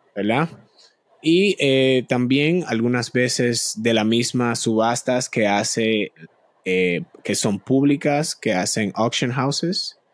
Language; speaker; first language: Spanish; native; Spanish